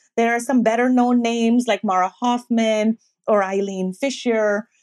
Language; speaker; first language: English; non-native, local second language; Urdu